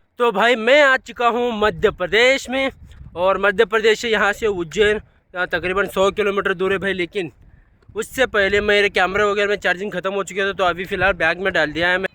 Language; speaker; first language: Hindi; non-native, local second language; Kannada